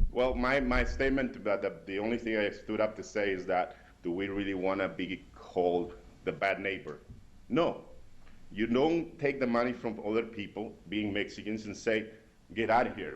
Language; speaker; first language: English; non-native, fluent; Spanish